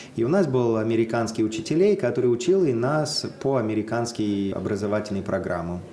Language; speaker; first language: Russian; non-native, fluent; English